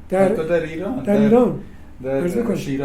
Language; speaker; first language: Persian; non-native, fluent; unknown